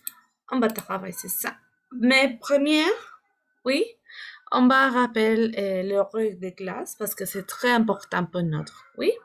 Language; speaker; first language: French; non-native, fluent; Spanish